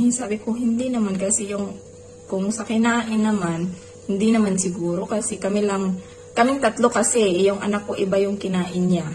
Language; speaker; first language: Filipino; non-native, local second language; Cebuano